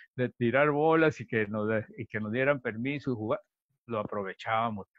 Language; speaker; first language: Spanish; native; Spanish